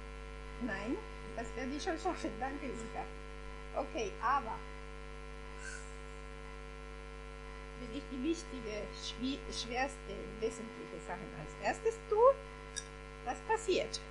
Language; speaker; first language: German; non-native, fluent; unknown